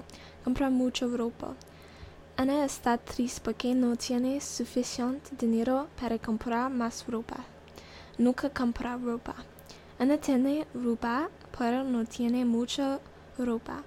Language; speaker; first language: Spanish; non-native, learner; English